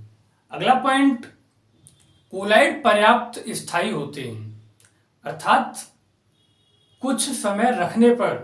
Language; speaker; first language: Hindi; native; Hindi